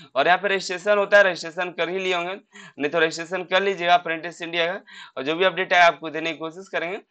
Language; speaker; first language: Hindi; native; Hindi